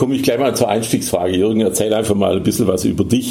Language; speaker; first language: German; native; German